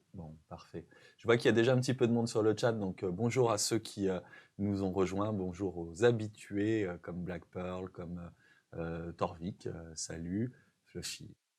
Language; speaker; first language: French; native; French